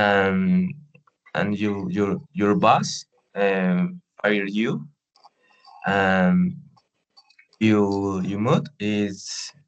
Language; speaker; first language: English; non-native, learner; Spanish